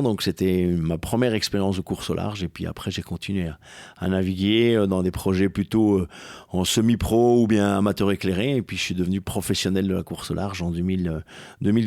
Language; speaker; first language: French; native; French